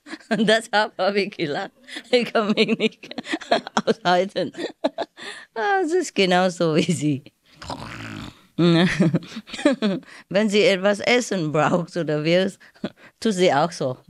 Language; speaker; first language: German; non-native, learner; Vietnamese